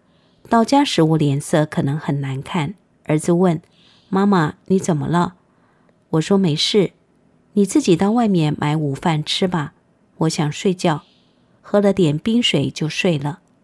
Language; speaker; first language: Chinese; native; Chinese